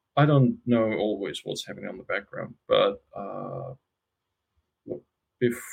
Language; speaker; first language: English; non-native, fluent; Russian